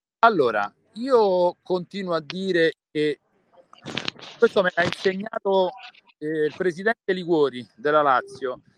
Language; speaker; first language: Italian; native; Italian